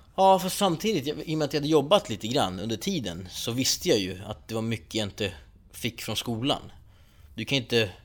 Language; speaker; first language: Swedish; early bilingual, other home language; Persian